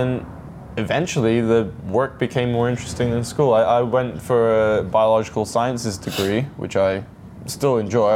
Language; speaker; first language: English; native; English